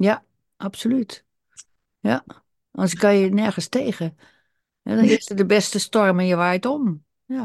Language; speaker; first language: Dutch; native; Dutch